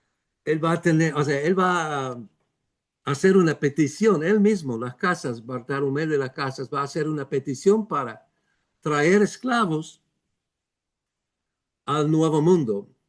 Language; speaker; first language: Spanish; non-native, fluent; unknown